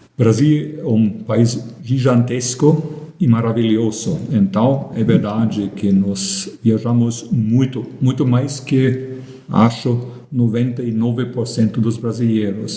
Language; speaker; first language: Portuguese; non-native, fluent; German